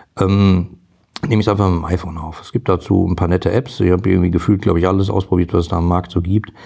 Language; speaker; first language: German; native; German